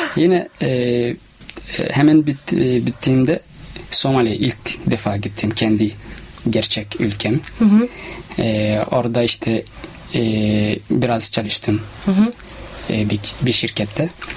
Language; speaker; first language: Turkish; non-native, fluent; Somali